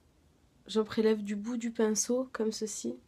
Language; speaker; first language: French; native; French